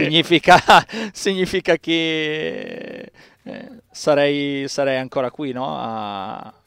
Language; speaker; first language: Italian; native; Italian